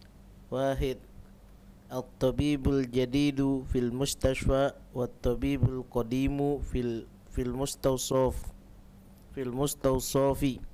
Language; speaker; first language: Arabic; non-native, learner; Indonesian